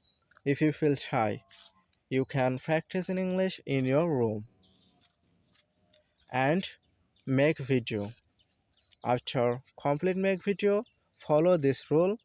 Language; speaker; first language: English; non-native, learner; Bangla